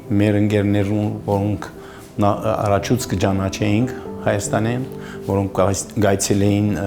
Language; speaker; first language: Armenian; early bilingual, heritage; Armenian